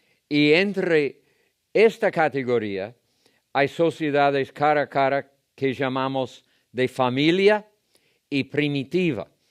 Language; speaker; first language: Spanish; non-native, fluent; English